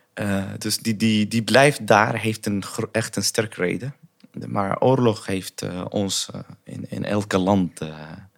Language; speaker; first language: Dutch; non-native, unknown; Arabic